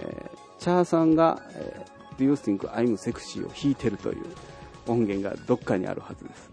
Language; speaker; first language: Japanese; native; Japanese